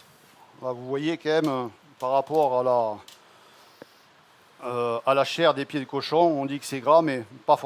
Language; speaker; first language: French; native; French